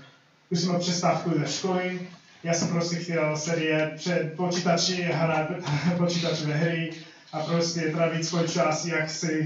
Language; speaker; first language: Czech; non-native, fluent; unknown